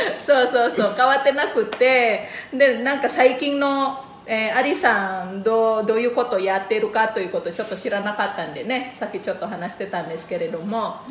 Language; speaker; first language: Japanese; non-native, fluent; Indonesian